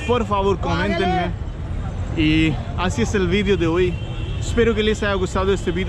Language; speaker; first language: Spanish; non-native, learner; Hindi